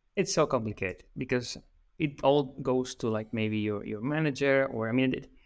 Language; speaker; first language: English; non-native, fluent; Spanish